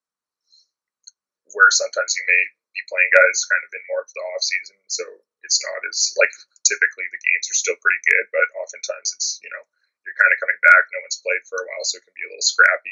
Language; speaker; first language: English; native; English